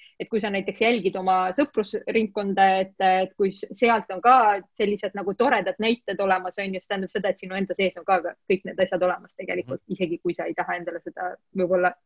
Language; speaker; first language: Estonian; non-native, local second language; Russian